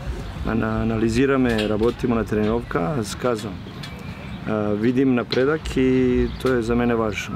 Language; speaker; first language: Bulgarian; non-native, learner; Serbian